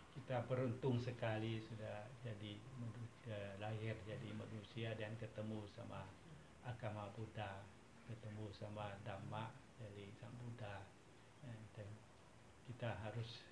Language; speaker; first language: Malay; non-native, fluent; Thai